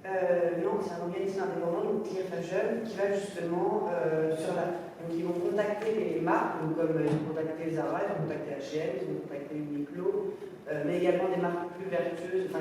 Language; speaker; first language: French; native; French